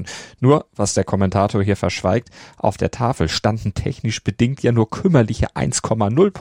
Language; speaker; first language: German; native; German